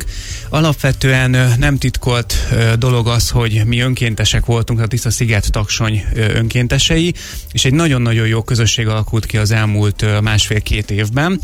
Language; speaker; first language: Hungarian; native; Hungarian